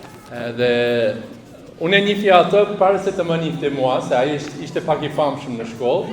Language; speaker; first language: Albanian; non-native, fluent; English